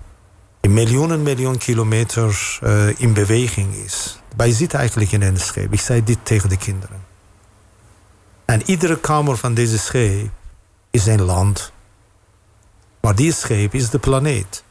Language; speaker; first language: Dutch; non-native, fluent; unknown